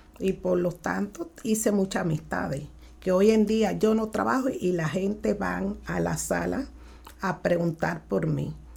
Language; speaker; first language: Spanish; early bilingual, other home language; Haitian Creole